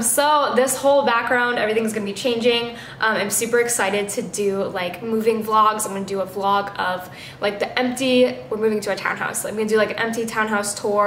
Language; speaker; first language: English; native; English